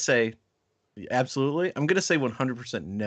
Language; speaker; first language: English; native; English